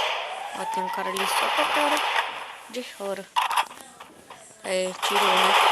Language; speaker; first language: Portuguese; native; Portuguese